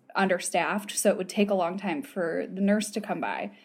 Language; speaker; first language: English; native; English